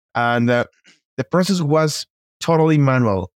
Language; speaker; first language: English; non-native, fluent; Spanish